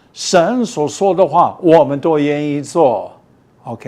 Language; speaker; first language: Chinese; non-native, fluent; English